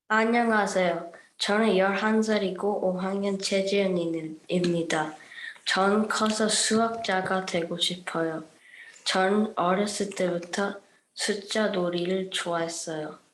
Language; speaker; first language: Korean; early bilingual, heritage; Korean